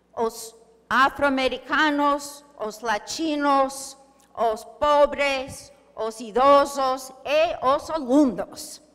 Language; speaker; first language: Portuguese; non-native, learner; English